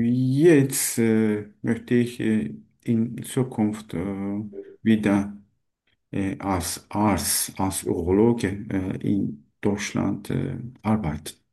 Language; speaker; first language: German; non-native, learner; Turkish